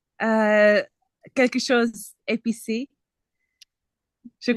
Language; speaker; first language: French; non-native, learner; English